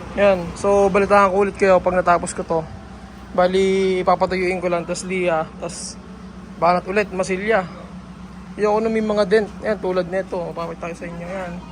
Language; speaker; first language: Filipino; native; Filipino